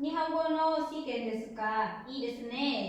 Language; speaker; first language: Japanese; non-native, learner; Vietnamese